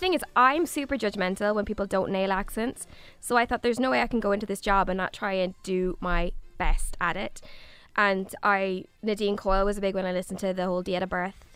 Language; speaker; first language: English; native; English